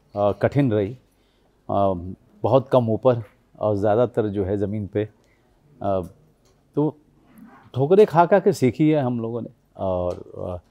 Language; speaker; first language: Hindi; native; Hindi